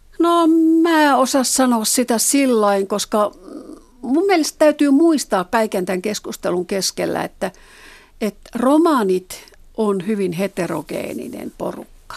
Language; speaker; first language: Finnish; native; Finnish